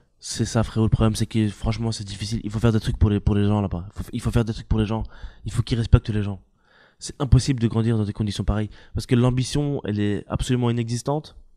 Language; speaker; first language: French; early bilingual, other home language; Arabic